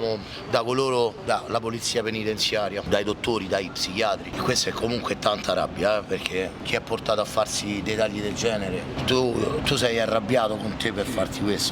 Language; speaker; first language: Italian; native; Italian